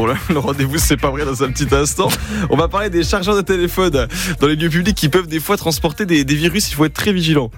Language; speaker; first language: French; native; French